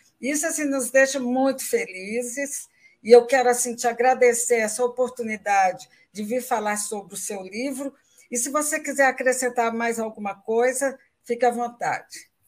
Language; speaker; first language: Portuguese; native; Portuguese